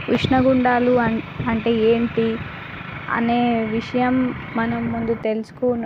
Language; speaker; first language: Telugu; native; Telugu